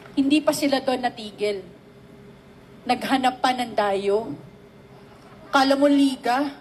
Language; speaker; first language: Filipino; native; Filipino